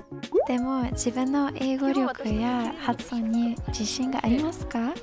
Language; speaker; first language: Japanese; non-native, fluent; English